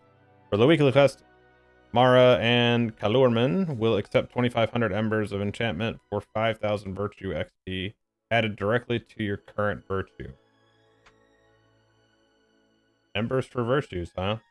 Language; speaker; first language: English; native; English